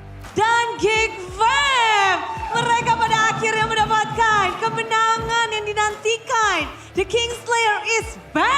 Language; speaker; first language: Indonesian; native; Indonesian